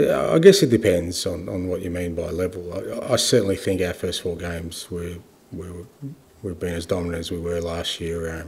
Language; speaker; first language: English; native; English